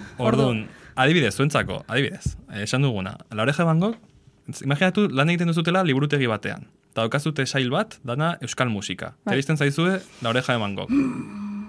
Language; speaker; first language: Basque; non-native, local second language; Spanish